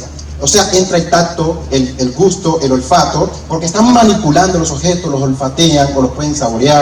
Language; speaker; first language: Spanish; native; Spanish